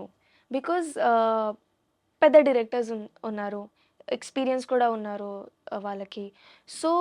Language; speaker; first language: Telugu; non-native, learner; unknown